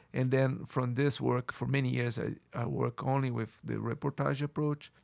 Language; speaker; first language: English; non-native, fluent; Portuguese